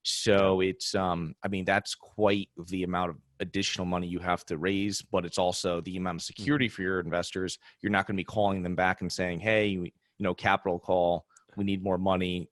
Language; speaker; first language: English; native; English